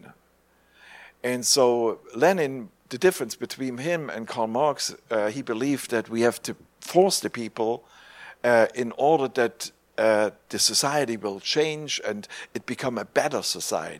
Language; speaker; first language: English; non-native, fluent; German